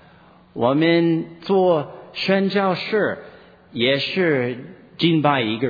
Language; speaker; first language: Chinese; non-native, fluent; English